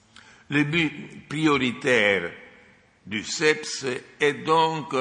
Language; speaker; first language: French; non-native, fluent; Italian